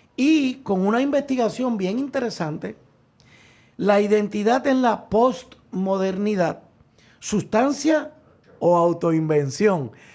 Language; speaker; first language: Spanish; native; Spanish